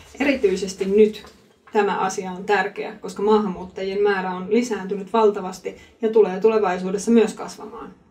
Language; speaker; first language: Finnish; native; Finnish